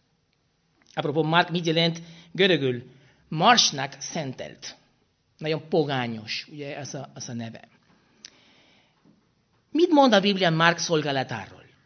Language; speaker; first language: Hungarian; non-native, fluent; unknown